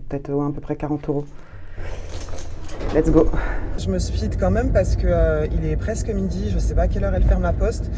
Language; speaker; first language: French; native; French